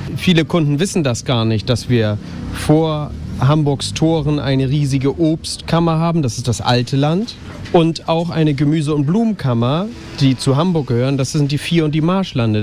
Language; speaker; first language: German; native; German